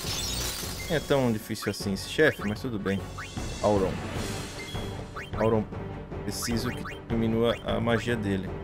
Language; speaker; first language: Portuguese; native; Portuguese